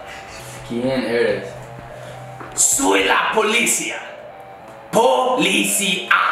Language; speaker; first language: Spanish; non-native, learner; English